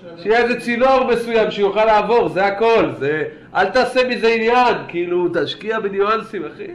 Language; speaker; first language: Hebrew; native; Hebrew